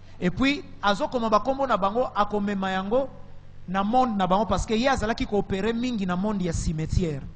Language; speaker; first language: Lingala; native; Lingala